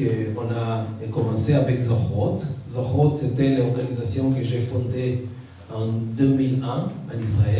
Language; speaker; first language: French; non-native, learner; Hebrew